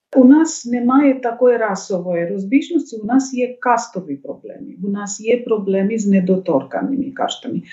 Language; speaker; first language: Ukrainian; non-native, fluent; Bangla